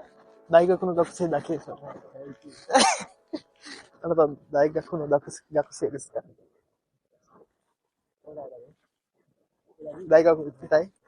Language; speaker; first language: Japanese; non-native, learner; Sinhala